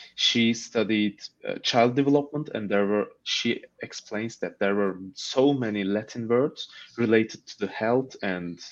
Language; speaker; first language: English; non-native, fluent; Turkish